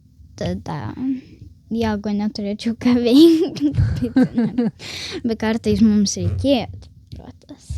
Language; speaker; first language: Lithuanian; early bilingual, heritage; Lithuanian